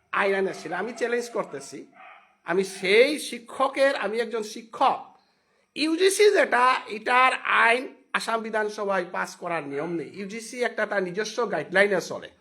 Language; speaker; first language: Bangla; non-native, local second language; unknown